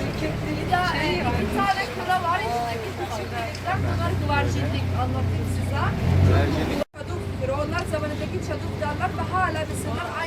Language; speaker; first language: Turkish; non-native, learner; Arabic